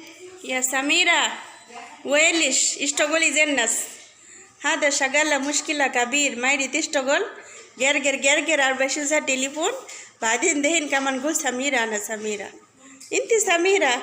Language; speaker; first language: Arabic; non-native, learner; Bangla